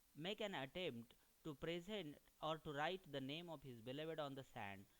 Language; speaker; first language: English; non-native, local second language; Marathi